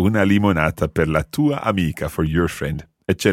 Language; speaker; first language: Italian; non-native, fluent; English